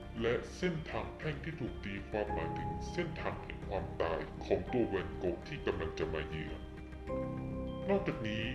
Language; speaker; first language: Thai; native; Thai